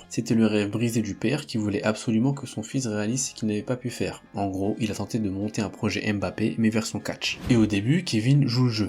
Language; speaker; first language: French; native; French